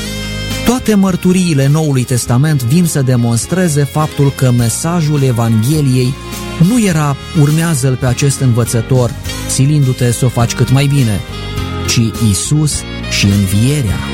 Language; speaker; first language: Romanian; native; Romanian